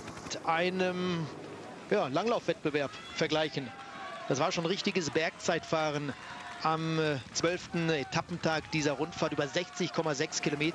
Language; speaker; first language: German; native; German